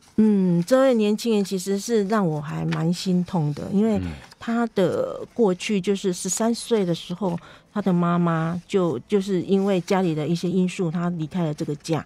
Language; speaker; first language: Chinese; native; Chinese